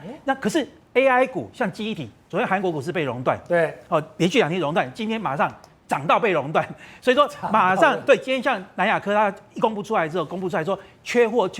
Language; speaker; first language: Chinese; native; Chinese